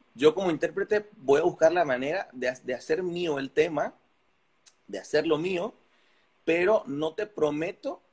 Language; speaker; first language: Spanish; native; Spanish